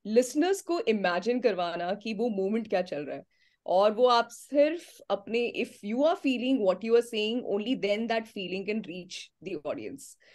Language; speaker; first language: Hindi; native; Hindi